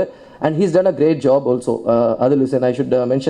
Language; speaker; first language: Tamil; native; Tamil